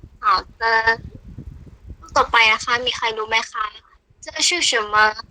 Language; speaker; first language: Chinese; non-native, learner; Thai